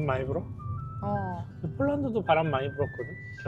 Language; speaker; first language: Korean; native; Korean